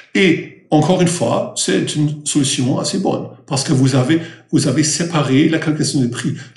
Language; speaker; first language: French; non-native, fluent; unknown